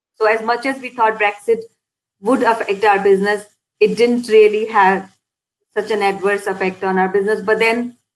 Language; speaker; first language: English; non-native, local second language; Hindi